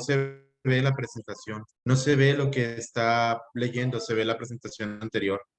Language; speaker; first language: Spanish; native; Spanish